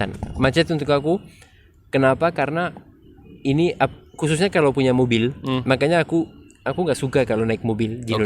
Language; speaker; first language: Indonesian; non-native, fluent; French